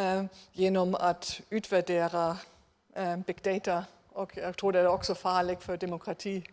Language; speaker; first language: Swedish; non-native, fluent; German